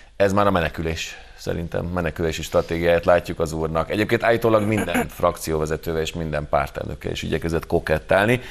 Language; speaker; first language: Hungarian; native; Hungarian